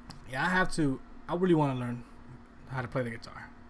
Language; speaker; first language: English; early bilingual, other home language; Spanish